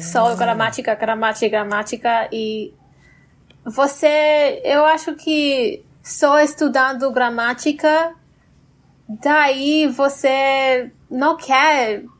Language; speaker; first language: Portuguese; non-native, fluent; English